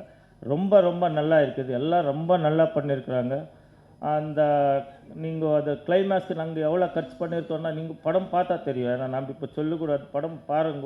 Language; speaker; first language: Tamil; non-native, learner; Kannada